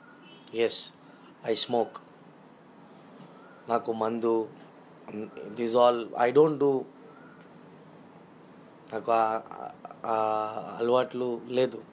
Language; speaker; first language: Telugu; non-native, local second language; Urdu